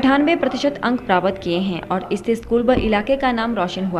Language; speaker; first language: Hindi; native; Hindi